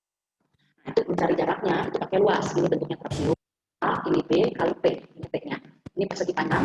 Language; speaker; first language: Indonesian; native; Indonesian